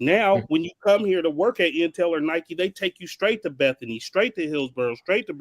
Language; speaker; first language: English; native; English